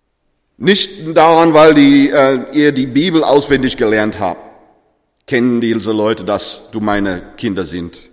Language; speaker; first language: German; non-native, fluent; English